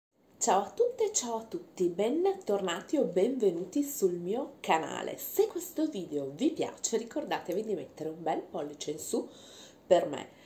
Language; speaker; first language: Italian; native; Italian